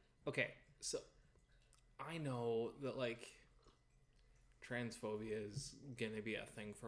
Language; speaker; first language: English; native; English